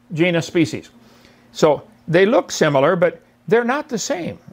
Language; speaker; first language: English; native; English